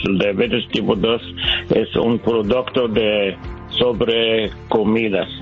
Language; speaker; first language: Spanish; non-native, learner; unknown